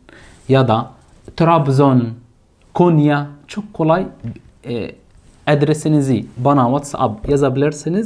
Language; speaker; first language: Turkish; non-native, fluent; Arabic